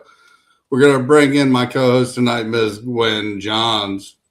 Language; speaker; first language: English; native; English